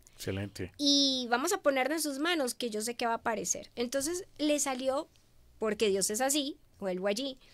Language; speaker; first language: Spanish; native; Spanish